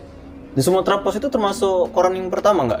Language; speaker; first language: Indonesian; native; Indonesian